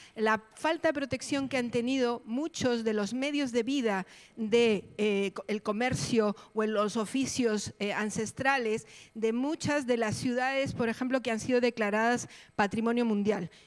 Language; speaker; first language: Spanish; native; Spanish